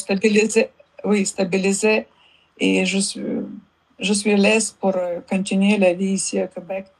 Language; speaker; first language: French; non-native, learner; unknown